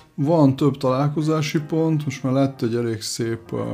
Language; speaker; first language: Hungarian; native; Hungarian